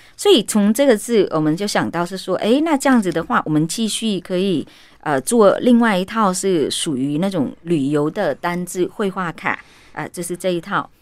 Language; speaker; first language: Chinese; non-native, fluent; Vietnamese